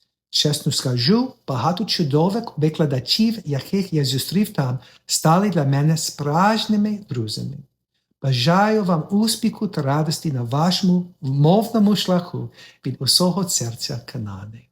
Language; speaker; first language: Ukrainian; non-native, fluent; English